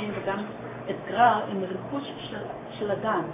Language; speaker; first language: Hebrew; non-native, learner; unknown